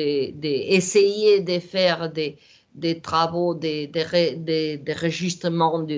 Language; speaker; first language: French; non-native, learner; Portuguese